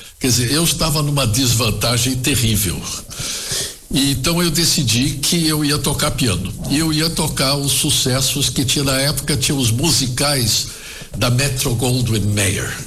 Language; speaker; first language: Portuguese; early bilingual, other home language; German